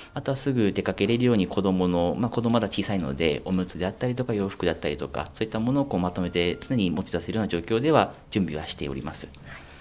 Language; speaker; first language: Japanese; native; Japanese